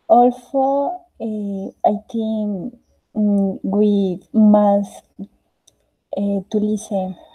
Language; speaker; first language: English; non-native, learner; Spanish